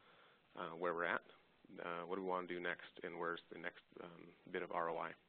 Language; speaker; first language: English; native; English